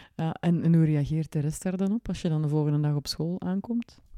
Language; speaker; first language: Dutch; native; Dutch